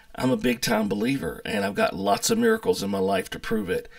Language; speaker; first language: English; native; English